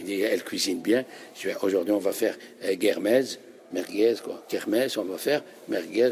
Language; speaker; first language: French; native; French